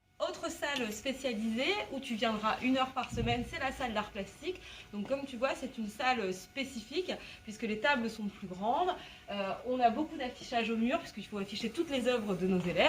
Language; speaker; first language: French; native; French